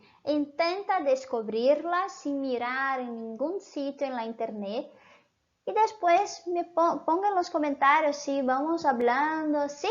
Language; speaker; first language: Spanish; non-native, fluent; Portuguese